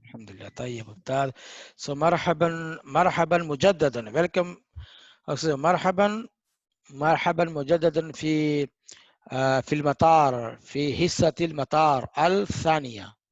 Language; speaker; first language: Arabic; non-native, fluent; Hindi